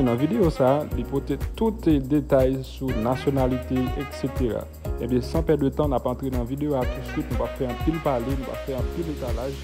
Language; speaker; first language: French; non-native, local second language; Haitian Creole